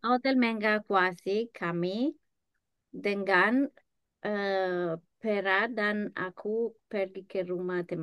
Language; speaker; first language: Indonesian; non-native, learner; English